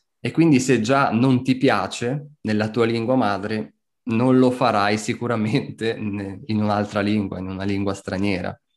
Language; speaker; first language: Italian; native; Italian